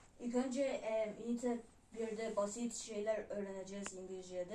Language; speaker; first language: Turkish; non-native, learner; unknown